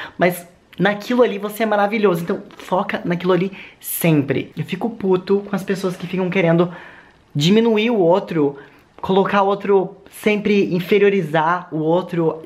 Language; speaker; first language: Portuguese; native; Portuguese